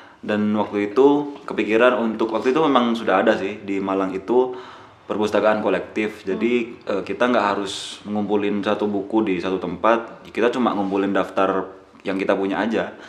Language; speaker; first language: Indonesian; non-native, local second language; Madurese